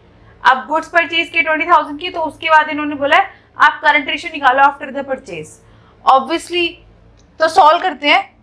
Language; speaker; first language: Hindi; native; Hindi